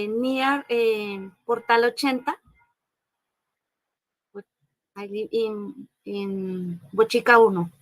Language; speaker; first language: English; non-native, learner; Spanish